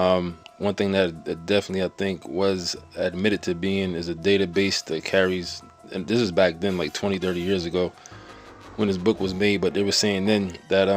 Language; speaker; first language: English; native; English